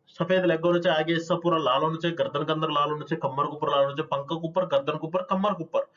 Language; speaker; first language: Hindi; non-native, local second language; Telugu